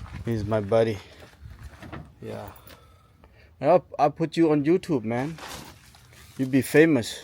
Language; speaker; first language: English; non-native, fluent; Lao